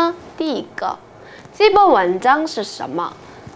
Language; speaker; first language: Chinese; non-native, fluent; Korean